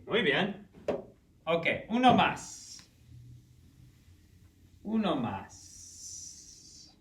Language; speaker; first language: Spanish; non-native, fluent; English